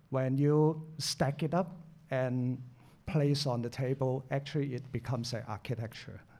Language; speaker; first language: English; non-native, local second language; Cantonese